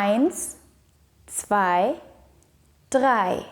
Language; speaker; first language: German; non-native, fluent; Indonesian